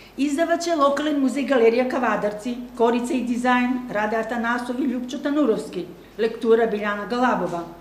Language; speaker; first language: Macedonian; native; Macedonian